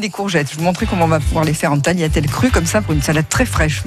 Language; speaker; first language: French; native; French